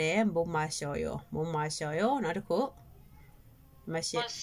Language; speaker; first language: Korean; non-native, fluent; Burmese